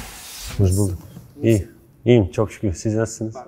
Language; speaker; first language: Turkish; non-native, learner; Bosnian